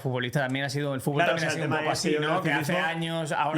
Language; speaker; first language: Spanish; native; Spanish